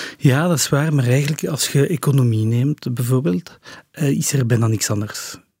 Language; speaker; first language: Dutch; non-native, local second language; French